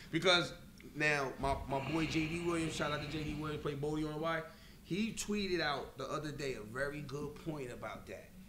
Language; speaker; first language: English; native; English